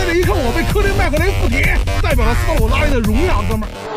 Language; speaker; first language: Chinese; native; Chinese